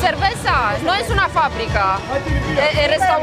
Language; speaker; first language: Spanish; non-native, learner; Romanian